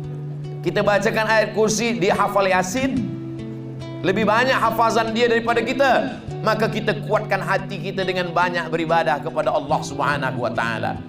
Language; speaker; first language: Malay; native; Malay